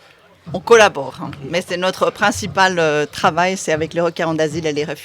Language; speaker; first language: French; native; French